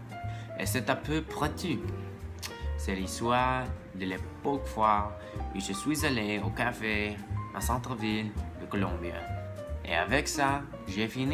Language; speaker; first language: French; non-native, learner; English